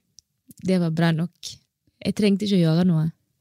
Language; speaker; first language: Norwegian; non-native, fluent; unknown